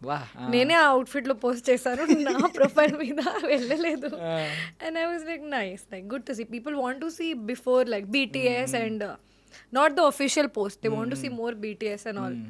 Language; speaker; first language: Telugu; non-native, learner; Hindi